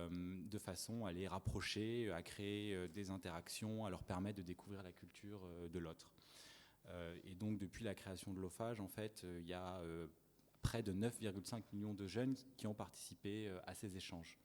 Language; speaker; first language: French; native; French